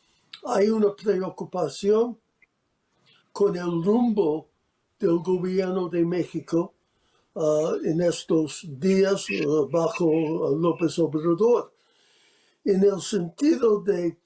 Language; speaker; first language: Spanish; non-native, fluent; English